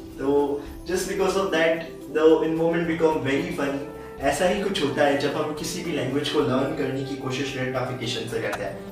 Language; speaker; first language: Hindi; native; Hindi